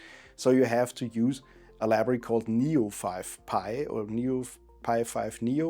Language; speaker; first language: English; non-native, fluent; German